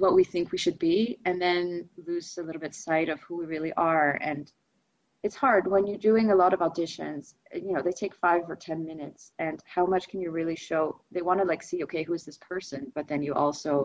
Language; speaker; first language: English; non-native, fluent; Russian